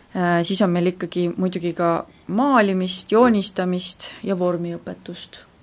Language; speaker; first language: Estonian; native; Estonian